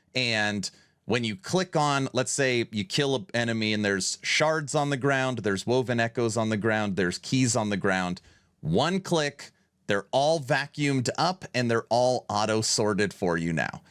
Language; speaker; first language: English; native; English